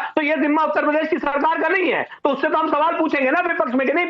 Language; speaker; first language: Hindi; native; Hindi